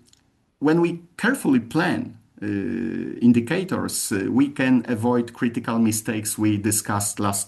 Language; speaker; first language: English; non-native, fluent; Polish